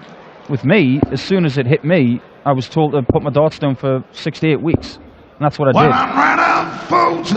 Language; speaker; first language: English; native; English